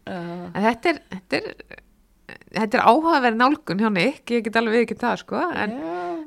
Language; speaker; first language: Icelandic; native; Icelandic